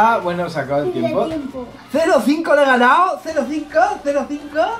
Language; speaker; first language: Spanish; native; Spanish